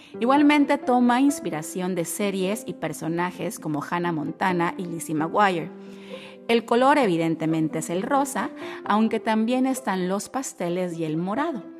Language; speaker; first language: Spanish; native; Spanish